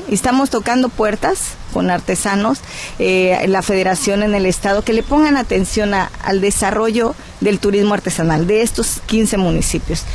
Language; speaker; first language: Spanish; native; Spanish